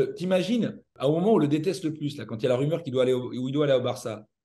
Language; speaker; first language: French; native; French